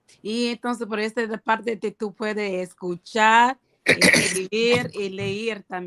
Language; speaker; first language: Spanish; non-native, learner; English